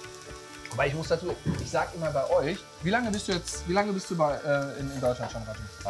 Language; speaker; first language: German; native; German